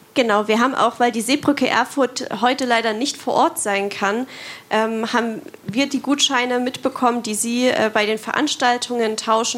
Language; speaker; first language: German; native; German